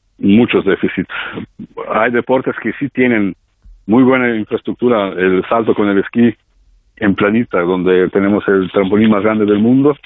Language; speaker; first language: Spanish; non-native, fluent; Slovenian